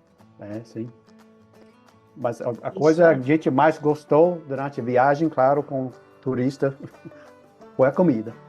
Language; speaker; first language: Portuguese; non-native, fluent; English